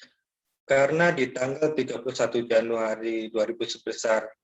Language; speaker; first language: Indonesian; native; Indonesian